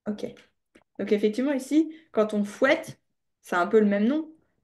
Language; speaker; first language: French; native; French